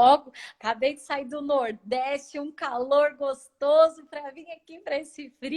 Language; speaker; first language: Portuguese; native; Portuguese